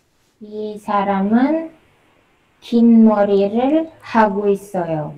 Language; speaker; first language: Korean; non-native, learner; Indonesian